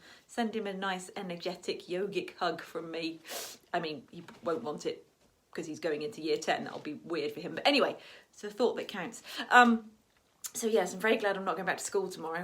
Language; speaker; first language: English; native; English